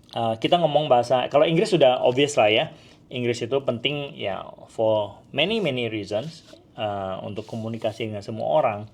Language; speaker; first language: Indonesian; non-native, local second language; Hakka Chinese